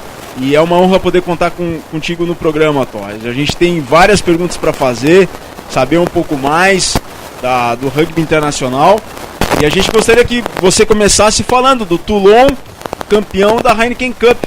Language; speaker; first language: Portuguese; native; Portuguese